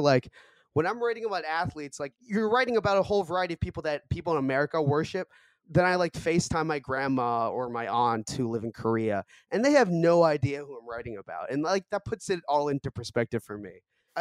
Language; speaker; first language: English; early bilingual, other home language; Korean